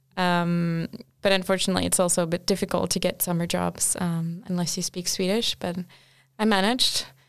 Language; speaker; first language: English; non-native, fluent; Portuguese